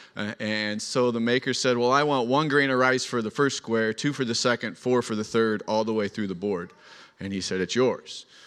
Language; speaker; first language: English; native; English